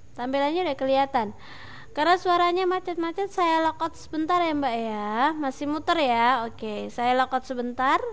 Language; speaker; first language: Indonesian; native; Indonesian